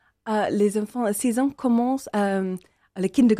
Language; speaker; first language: French; non-native, learner; English